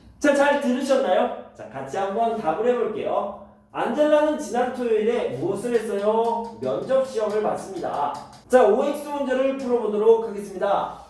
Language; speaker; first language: Korean; native; Korean